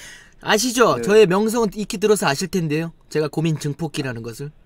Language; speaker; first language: Korean; native; Korean